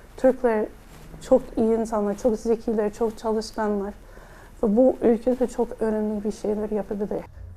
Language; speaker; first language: Turkish; non-native, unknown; English